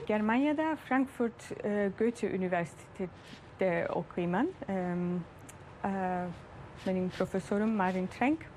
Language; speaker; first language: Turkish; early bilingual, heritage; Turkish